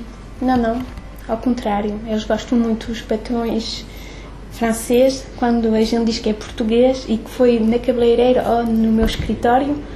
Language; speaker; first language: Portuguese; early bilingual, heritage; French